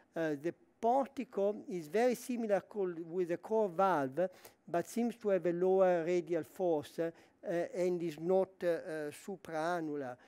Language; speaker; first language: English; non-native, fluent; Italian